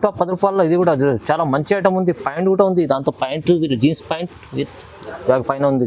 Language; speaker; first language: Telugu; native; Telugu